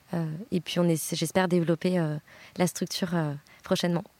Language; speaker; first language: French; native; French